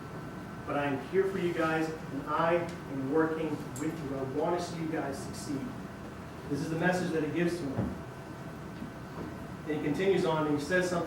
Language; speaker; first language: English; native; English